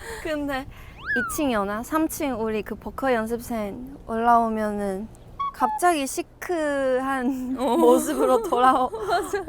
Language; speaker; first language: Korean; non-native, fluent; Chinese